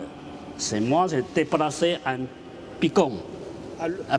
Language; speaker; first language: French; non-native, learner; Chinese